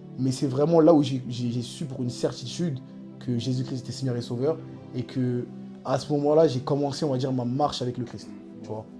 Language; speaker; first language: French; early bilingual, other home language; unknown